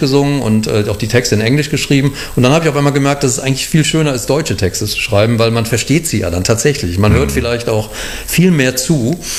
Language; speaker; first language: German; native; German